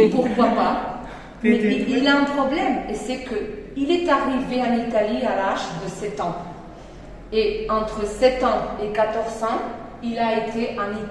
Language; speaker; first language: French; non-native, fluent; Spanish